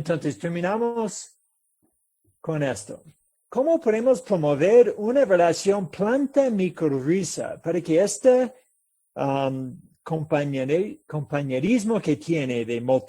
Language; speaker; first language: Spanish; non-native, fluent; English